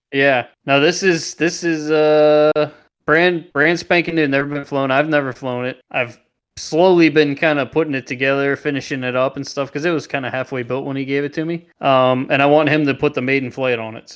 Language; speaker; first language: English; native; English